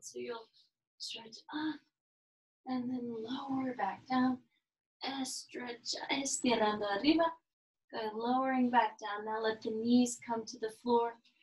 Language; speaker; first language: English; native; English